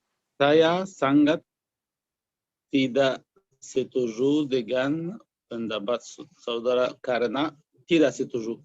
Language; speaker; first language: Indonesian; non-native, learner; Arabic